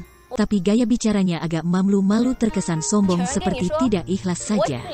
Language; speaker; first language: Indonesian; native; Indonesian